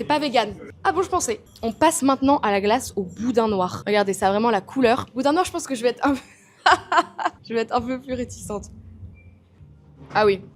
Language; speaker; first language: French; native; French